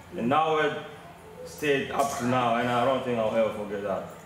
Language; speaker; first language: English; non-native, fluent; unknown